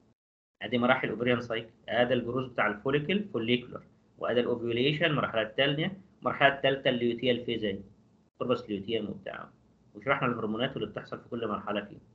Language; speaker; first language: Arabic; native; Arabic